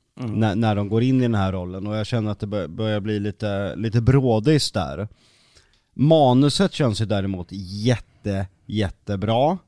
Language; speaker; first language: Swedish; native; Swedish